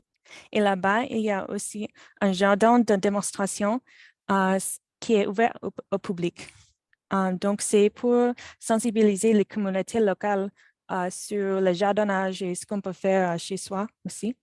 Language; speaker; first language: French; non-native, fluent; English